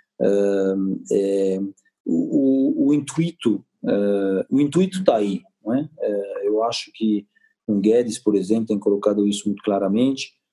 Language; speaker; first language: Portuguese; non-native, fluent; French